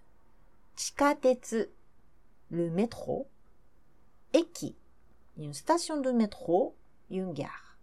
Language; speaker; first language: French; non-native, fluent; Japanese